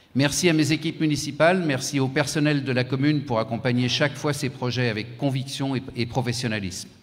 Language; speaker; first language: French; native; French